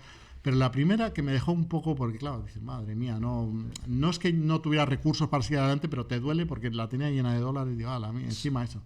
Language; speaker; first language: Spanish; native; Spanish